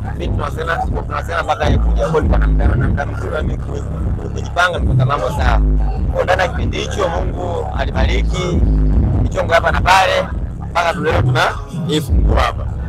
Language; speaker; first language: Swahili; native; Swahili